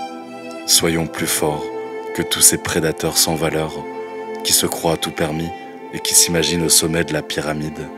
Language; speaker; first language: French; native; French